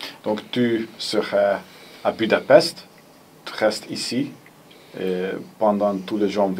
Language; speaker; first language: French; non-native, fluent; Hungarian